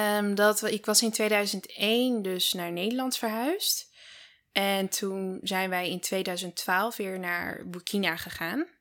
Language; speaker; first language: Dutch; early bilingual, other home language; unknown